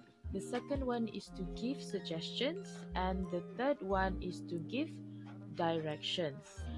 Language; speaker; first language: English; non-native, local second language; Malay